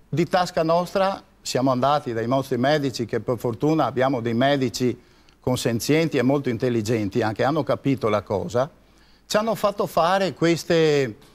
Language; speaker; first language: Italian; native; Italian